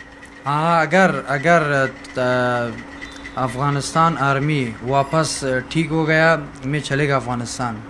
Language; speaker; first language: Hindi; non-native, learner; Persian